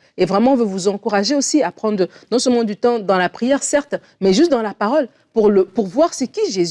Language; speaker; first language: French; native; French